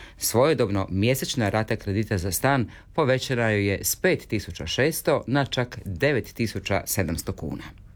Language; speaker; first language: Croatian; native; Croatian